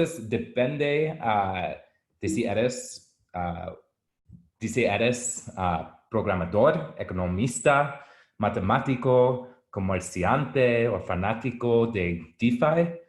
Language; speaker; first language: Spanish; non-native, learner; English